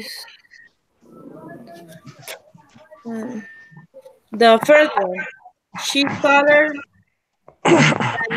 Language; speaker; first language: English; non-native, learner; Spanish